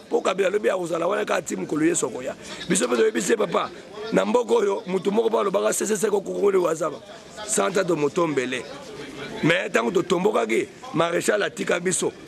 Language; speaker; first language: Lingala; native; Lingala